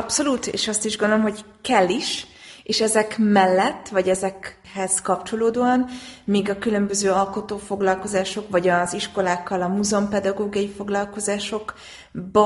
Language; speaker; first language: Hungarian; native; Hungarian